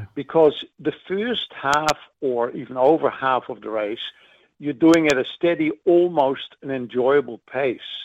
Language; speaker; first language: English; non-native, fluent; Dutch